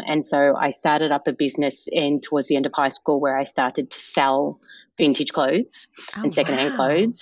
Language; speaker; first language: English; native; English